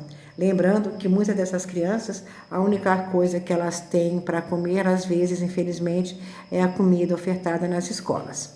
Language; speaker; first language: Portuguese; native; Portuguese